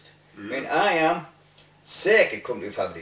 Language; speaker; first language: Swedish; non-native, learner; English